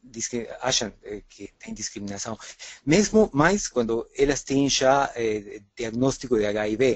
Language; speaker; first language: Portuguese; non-native, fluent; Spanish